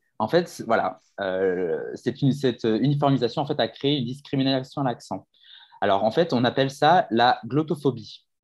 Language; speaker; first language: French; native; French